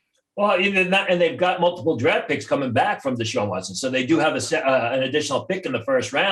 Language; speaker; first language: English; native; English